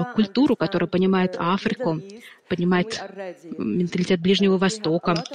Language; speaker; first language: Russian; non-native, fluent; Arabic